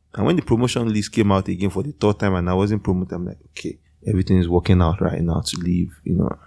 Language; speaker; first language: English; non-native, local second language; Yoruba